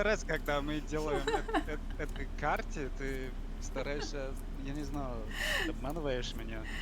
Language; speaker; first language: Russian; non-native, learner; English